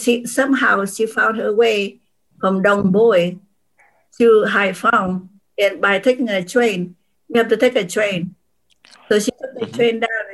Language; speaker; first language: English; non-native, fluent; Vietnamese